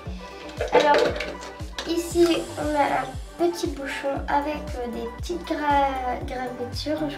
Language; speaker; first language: French; native; French